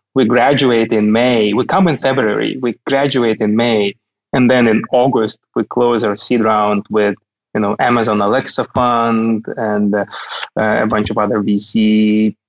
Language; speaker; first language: English; non-native, fluent; Russian